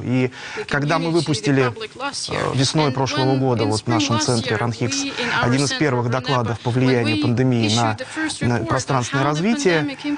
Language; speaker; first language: Russian; native; Russian